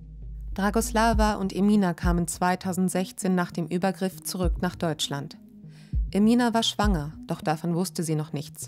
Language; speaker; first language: German; native; German